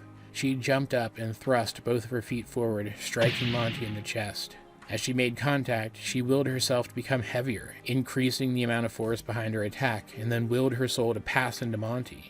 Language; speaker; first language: English; native; English